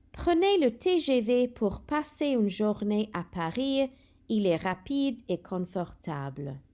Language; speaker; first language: French; non-native, fluent; Welsh